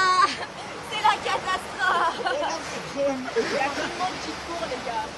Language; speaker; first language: French; native; French